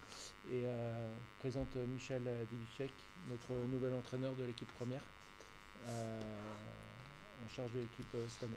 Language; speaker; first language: French; native; French